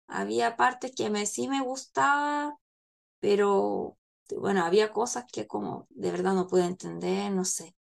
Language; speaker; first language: Spanish; non-native, fluent; Korean